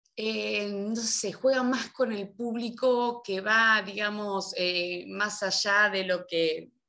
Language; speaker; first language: Spanish; native; Spanish